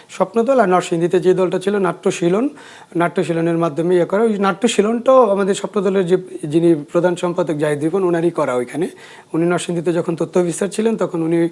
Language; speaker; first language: Bangla; native; Bangla